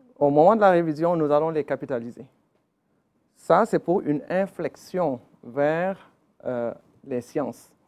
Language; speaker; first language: French; non-native, local second language; Wolof